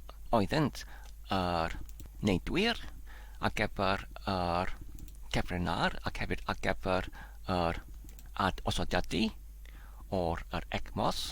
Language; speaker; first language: Welsh; non-native, learner; Polish